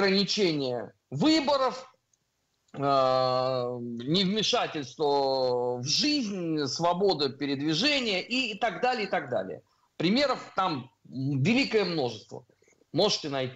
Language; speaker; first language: Russian; native; Russian